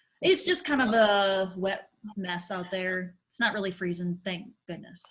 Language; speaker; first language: English; native; English